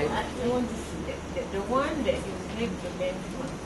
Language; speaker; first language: English; non-native, fluent; Indonesian